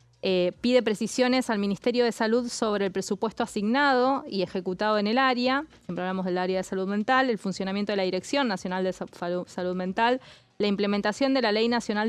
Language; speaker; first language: Spanish; native; Spanish